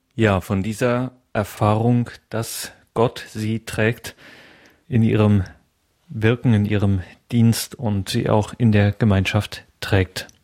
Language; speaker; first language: German; non-native, fluent; French